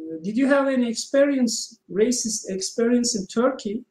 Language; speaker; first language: English; non-native, learner; Turkish